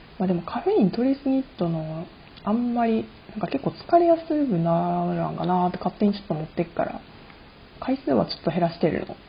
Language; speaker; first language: Japanese; native; Japanese